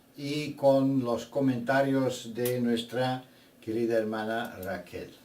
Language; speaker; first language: Spanish; non-native, fluent; Bulgarian